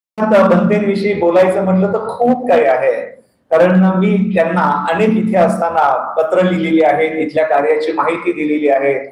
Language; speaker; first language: Marathi; non-native, fluent; English